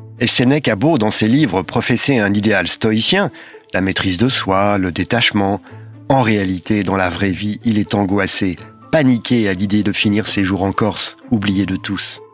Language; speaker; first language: French; native; French